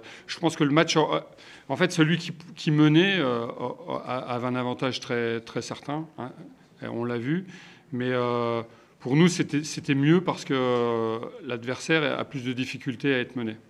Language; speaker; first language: French; native; French